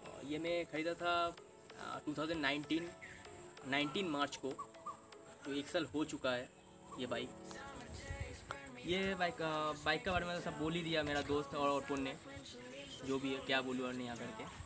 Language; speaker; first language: Hindi; non-native, local second language; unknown